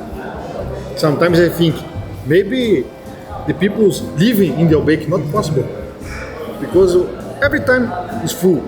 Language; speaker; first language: English; non-native, learner; Portuguese